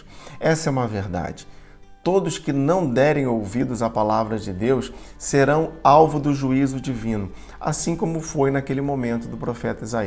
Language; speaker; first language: Portuguese; native; Portuguese